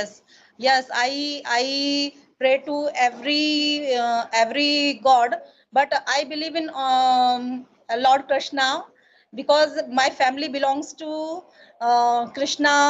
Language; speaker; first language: English; non-native, learner; Hindi